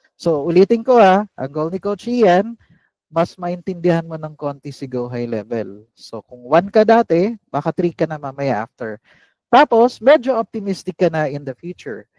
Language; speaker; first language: Filipino; non-native, local second language; Cebuano